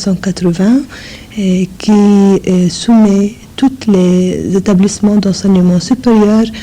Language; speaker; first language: French; non-native, fluent; English